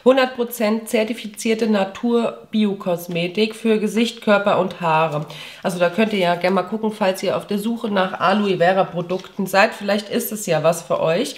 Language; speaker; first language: German; native; German